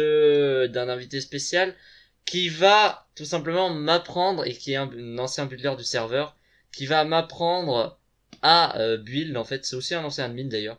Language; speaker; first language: French; native; French